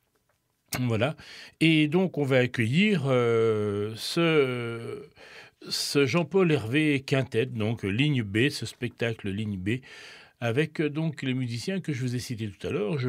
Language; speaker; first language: French; native; French